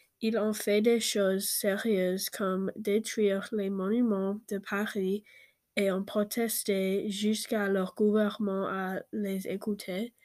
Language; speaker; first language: French; non-native, learner; English